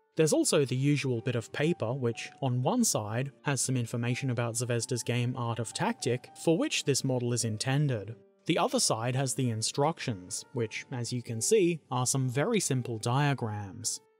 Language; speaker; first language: English; native; English